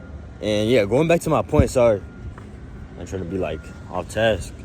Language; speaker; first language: English; native; English